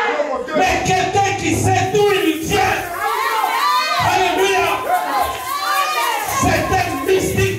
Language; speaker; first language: French; non-native, local second language; Lingala